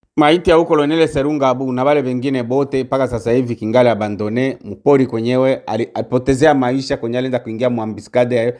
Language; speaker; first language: Swahili; native; Swahili